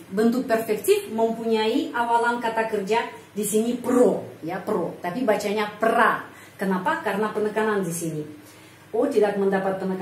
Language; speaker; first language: Indonesian; non-native, fluent; Russian